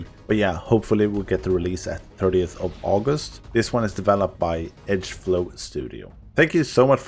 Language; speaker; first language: English; non-native, fluent; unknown